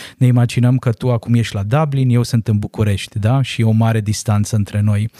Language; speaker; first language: Romanian; native; Romanian